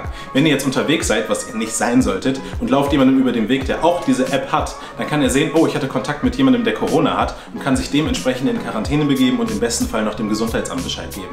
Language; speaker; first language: German; native; German